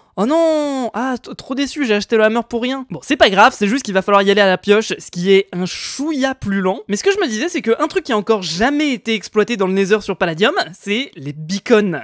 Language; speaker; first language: French; native; French